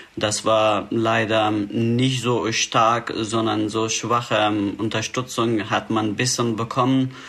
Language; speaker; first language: German; non-native, fluent; Persian